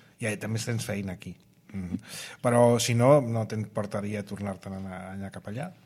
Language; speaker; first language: Catalan; native; Catalan